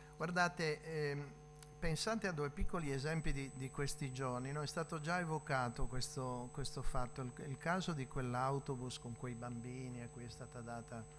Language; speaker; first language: Italian; native; Italian